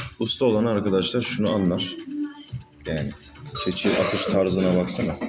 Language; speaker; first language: Turkish; native; Turkish